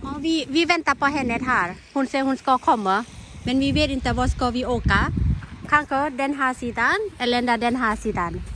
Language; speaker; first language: Swedish; non-native, learner; Thai